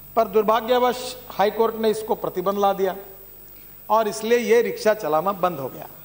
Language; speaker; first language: Hindi; non-native, local second language; Marathi